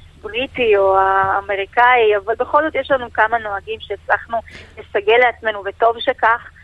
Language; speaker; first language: Hebrew; native; Hebrew